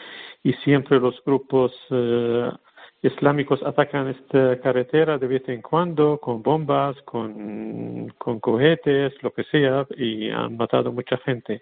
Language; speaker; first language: Spanish; non-native, learner; Arabic